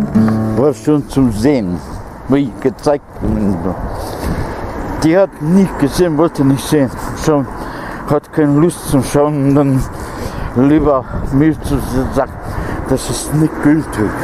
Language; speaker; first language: German; non-native, fluent; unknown